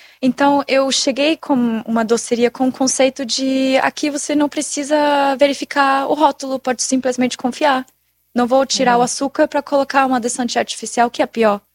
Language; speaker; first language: Portuguese; non-native, fluent; German